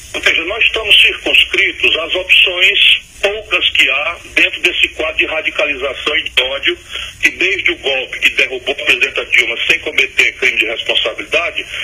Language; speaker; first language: Portuguese; native; Portuguese